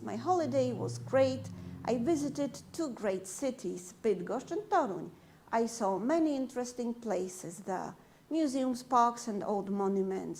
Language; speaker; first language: English; non-native, fluent; Polish